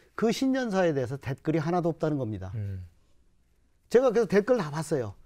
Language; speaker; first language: Korean; native; Korean